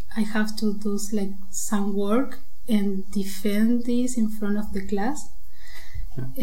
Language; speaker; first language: English; non-native, learner; Spanish